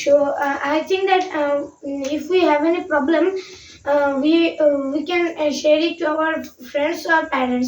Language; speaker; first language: English; non-native, learner; Bangla